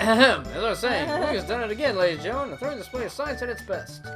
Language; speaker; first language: English; native; English